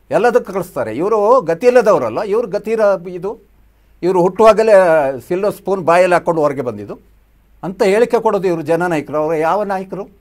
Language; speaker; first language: Kannada; non-native, local second language; Kodava